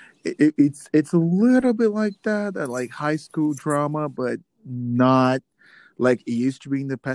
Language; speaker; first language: English; non-native, fluent; Portuguese